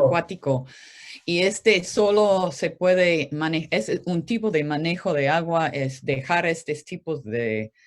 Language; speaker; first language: Spanish; non-native, fluent; English